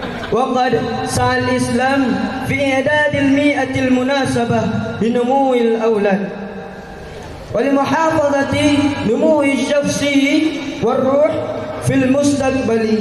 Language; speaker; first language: Arabic; non-native, learner; Indonesian